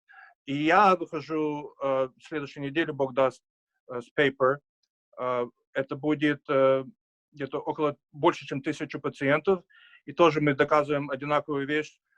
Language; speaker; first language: Russian; early bilingual, heritage; Russian